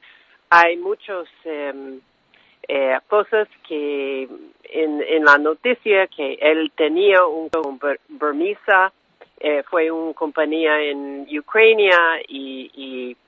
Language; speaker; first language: Spanish; non-native, fluent; English